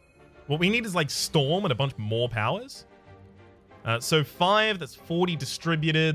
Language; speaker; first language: English; native; English